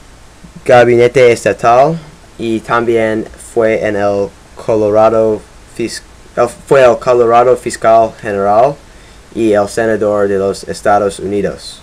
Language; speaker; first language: Spanish; non-native, learner; English